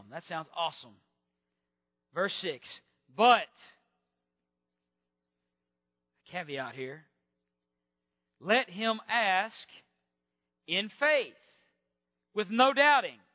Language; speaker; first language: English; native; English